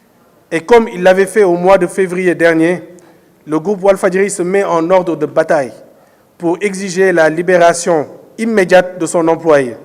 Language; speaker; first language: French; non-native, local second language; Wolof